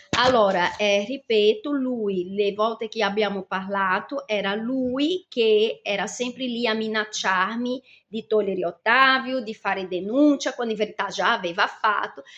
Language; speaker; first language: Italian; non-native, fluent; Portuguese